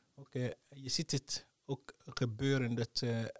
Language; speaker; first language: Dutch; non-native, fluent; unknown